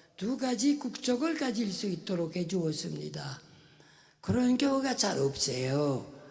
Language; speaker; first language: Korean; non-native, fluent; French